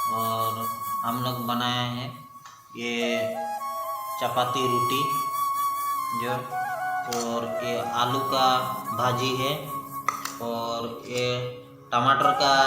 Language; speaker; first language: Hindi; non-native, local second language; Odia